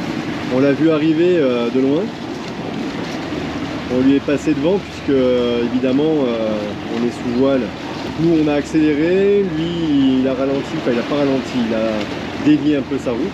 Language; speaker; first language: French; native; French